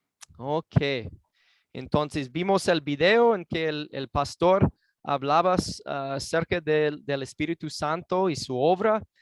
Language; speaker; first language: Spanish; non-native, fluent; English